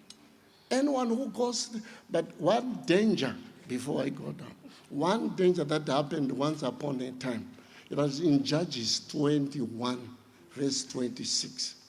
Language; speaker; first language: English; non-native, local second language; Shona